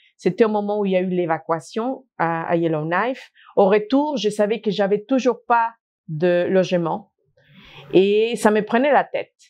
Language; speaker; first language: French; non-native, fluent; Spanish